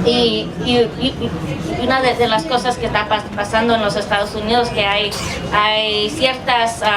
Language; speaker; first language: Spanish; early bilingual, heritage; English